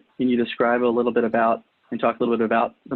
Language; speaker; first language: English; native; English